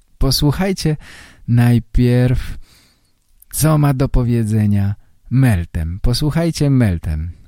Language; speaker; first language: Polish; native; Polish